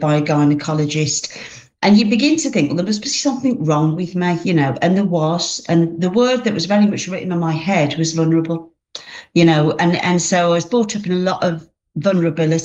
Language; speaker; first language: English; native; English